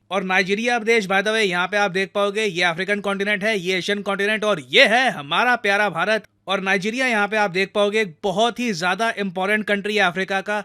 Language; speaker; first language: Hindi; native; Hindi